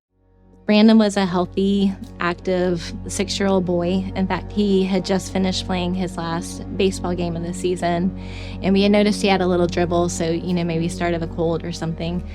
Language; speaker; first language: English; native; English